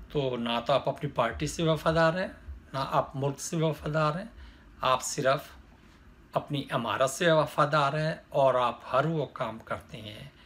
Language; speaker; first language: Urdu; native; Urdu